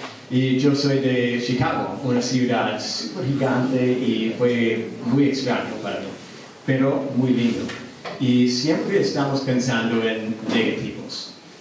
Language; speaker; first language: Spanish; non-native, learner; English